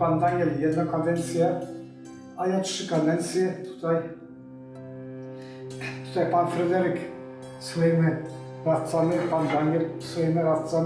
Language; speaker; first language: Polish; early bilingual, heritage; Polish